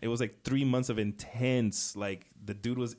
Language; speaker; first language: English; native; English